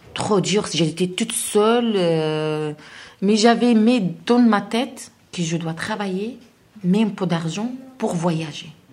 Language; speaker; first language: French; non-native, learner; Arabic